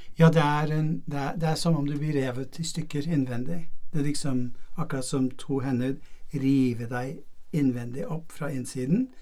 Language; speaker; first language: Norwegian; non-native, fluent; English